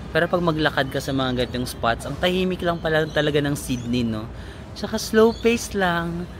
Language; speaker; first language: Filipino; non-native, local second language; Cebuano